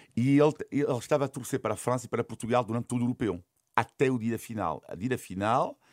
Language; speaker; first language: Portuguese; non-native, fluent; French